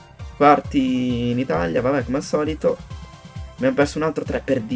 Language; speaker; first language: Italian; native; Italian